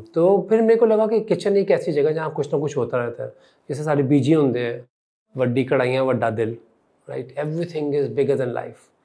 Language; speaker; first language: Hindi; non-native, local second language; Punjabi